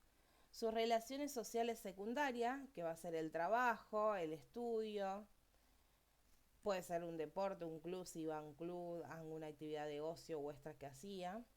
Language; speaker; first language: Spanish; native; Spanish